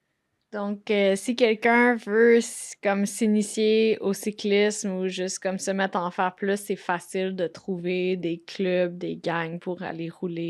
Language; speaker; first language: French; native; French